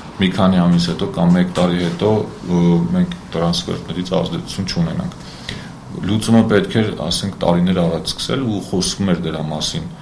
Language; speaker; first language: Armenian; native; Armenian